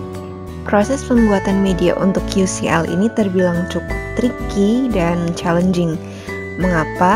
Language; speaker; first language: Indonesian; native; Indonesian